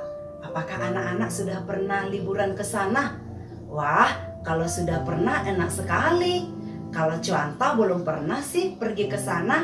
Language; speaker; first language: Indonesian; native; Indonesian